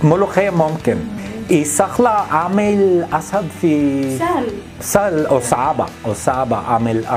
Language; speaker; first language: Arabic; non-native, learner; English